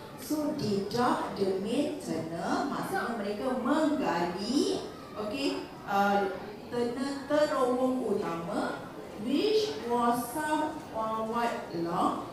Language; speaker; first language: English; non-native, local second language; Malay